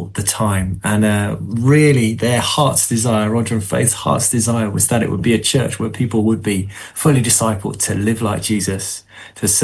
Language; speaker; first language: English; native; English